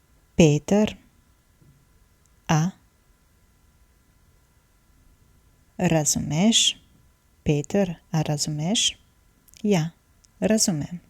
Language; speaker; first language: Slovenian; non-native, fluent; Albanian